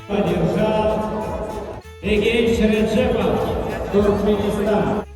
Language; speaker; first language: Russian; native; Russian